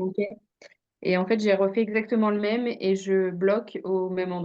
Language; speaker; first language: French; native; French